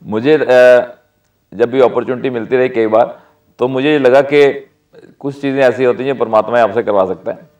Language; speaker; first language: Hindi; non-native, local second language; Punjabi